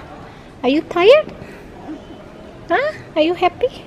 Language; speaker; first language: English; non-native, learner; Indonesian